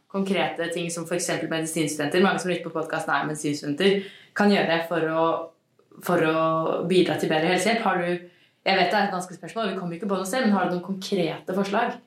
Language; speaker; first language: Norwegian; native; Norwegian